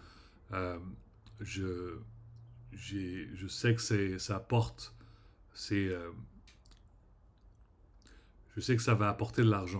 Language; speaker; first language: French; early bilingual, heritage; French